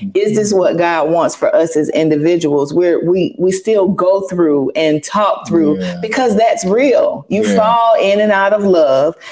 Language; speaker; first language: English; native; English